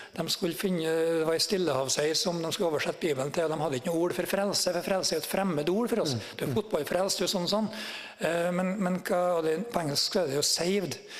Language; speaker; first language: Norwegian; native; Norwegian